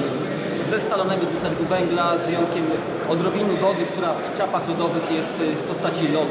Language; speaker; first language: Polish; native; Polish